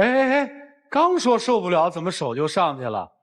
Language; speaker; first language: Chinese; native; Chinese